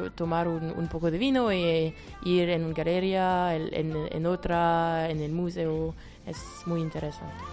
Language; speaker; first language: Spanish; non-native, fluent; French